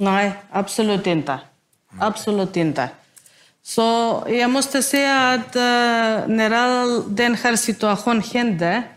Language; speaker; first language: Swedish; non-native, learner; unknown